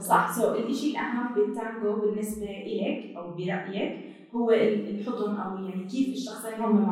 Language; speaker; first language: Arabic; native; Arabic